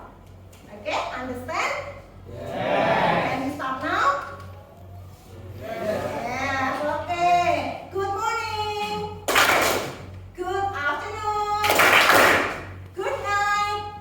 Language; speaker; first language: English; non-native, fluent; Indonesian